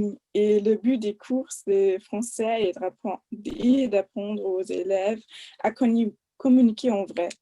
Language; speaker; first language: French; non-native, fluent; German